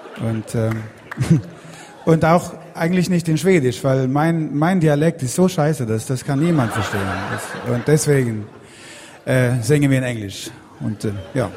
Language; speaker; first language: German; non-native, learner; Swedish